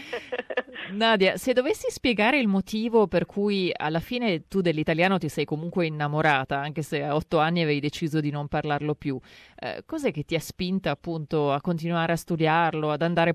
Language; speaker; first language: Italian; native; Italian